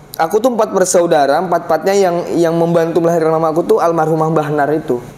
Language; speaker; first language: Indonesian; native; Indonesian